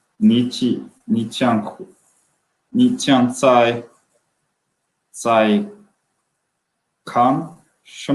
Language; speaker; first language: Chinese; non-native, learner; Swedish